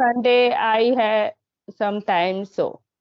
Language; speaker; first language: English; non-native, learner; Hindi